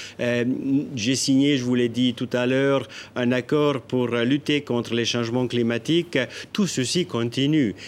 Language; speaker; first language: French; non-native, local second language; Italian